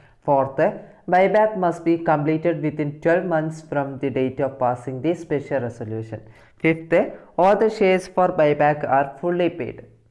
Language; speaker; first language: English; non-native, local second language; Malayalam